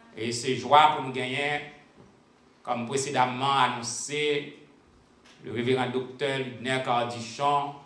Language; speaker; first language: French; native; French